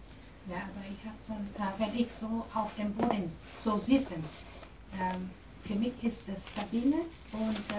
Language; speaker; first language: German; non-native, learner; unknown